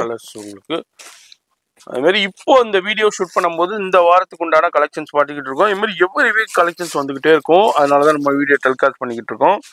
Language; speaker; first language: Tamil; native; Tamil